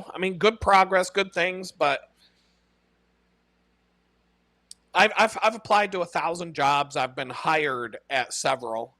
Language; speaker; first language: English; native; English